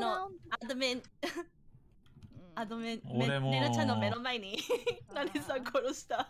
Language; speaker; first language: Japanese; non-native, learner; English